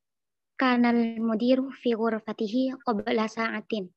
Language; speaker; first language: Arabic; non-native, learner; Indonesian